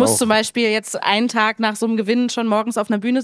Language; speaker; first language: German; native; German